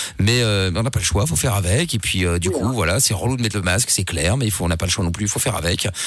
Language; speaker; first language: French; native; French